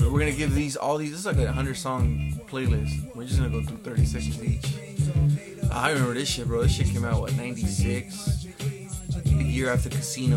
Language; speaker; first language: English; early bilingual, other home language; Spanish